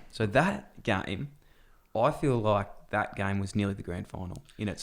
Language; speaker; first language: English; native; English